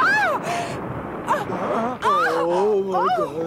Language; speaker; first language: English; native; English